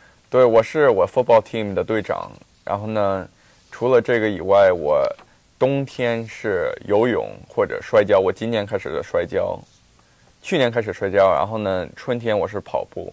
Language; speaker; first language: Chinese; early bilingual, heritage; Chinese